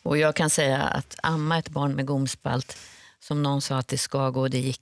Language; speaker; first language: Swedish; native; Swedish